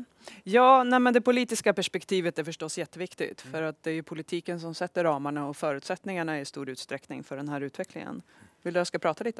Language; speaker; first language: Swedish; native; Swedish